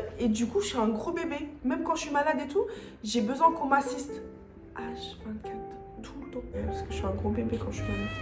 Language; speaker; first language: French; early bilingual, other home language; Arabic